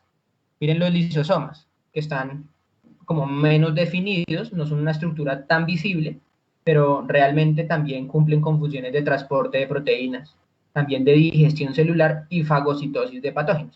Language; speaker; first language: Spanish; native; Spanish